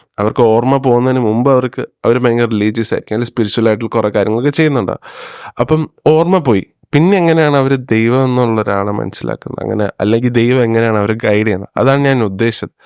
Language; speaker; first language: Malayalam; early bilingual, heritage; Malayalam